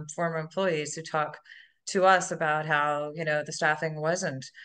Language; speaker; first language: English; native; English